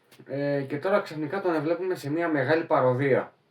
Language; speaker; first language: Greek; native; Greek